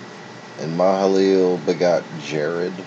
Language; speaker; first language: English; native; English